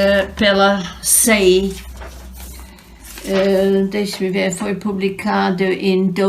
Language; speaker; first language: Portuguese; non-native, fluent; English